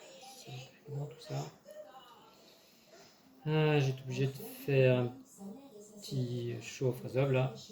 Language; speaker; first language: French; native; French